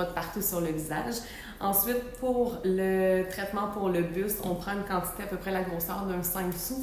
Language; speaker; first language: French; native; French